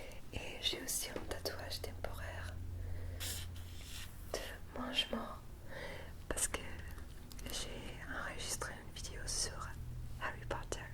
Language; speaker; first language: French; non-native, fluent; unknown